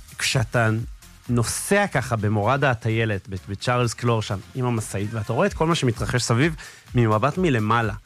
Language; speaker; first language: Hebrew; native; Hebrew